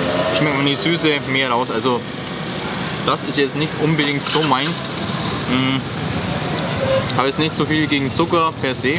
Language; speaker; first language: German; native; German